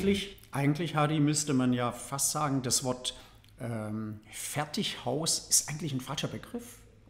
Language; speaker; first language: German; native; German